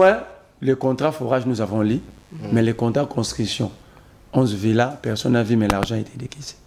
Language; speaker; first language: French; non-native, local second language; Lingala